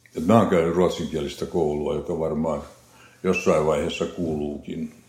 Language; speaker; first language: Finnish; non-native, local second language; Swedish